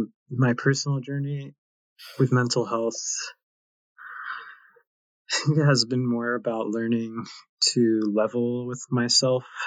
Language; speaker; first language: English; native; English